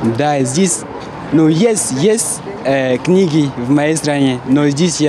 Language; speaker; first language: Russian; non-native, learner; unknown